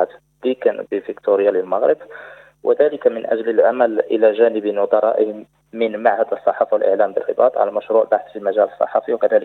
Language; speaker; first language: Arabic; native; Arabic